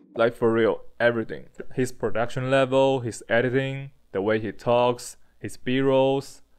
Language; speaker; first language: English; non-native, fluent; Chinese